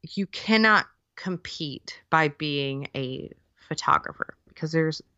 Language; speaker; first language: English; native; English